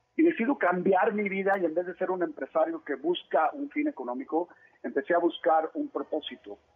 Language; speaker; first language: Spanish; native; Spanish